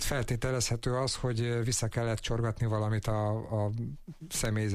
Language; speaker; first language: Hungarian; native; Hungarian